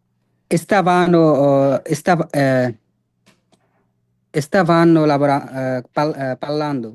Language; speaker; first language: Italian; non-native, learner; Bangla